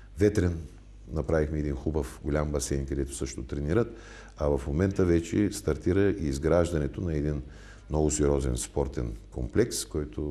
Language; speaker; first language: Bulgarian; native; Bulgarian